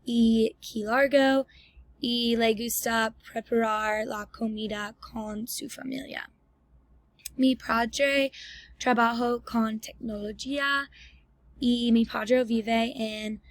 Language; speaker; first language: Spanish; non-native, learner; English